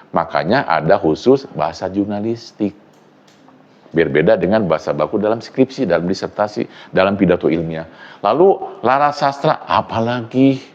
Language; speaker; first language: Indonesian; non-native, local second language; Sundanese